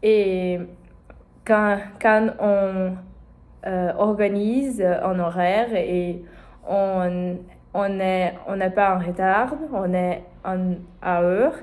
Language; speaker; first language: French; non-native, learner; Portuguese